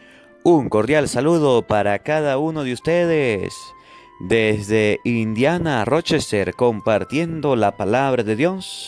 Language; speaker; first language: Spanish; native; Spanish